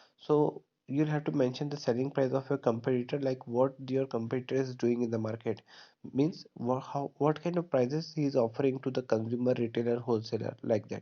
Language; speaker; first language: English; non-native, local second language; Hindi